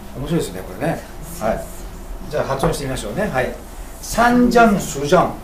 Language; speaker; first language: Japanese; native; Japanese